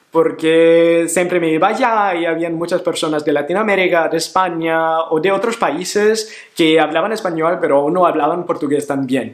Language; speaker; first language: Spanish; non-native, fluent; Portuguese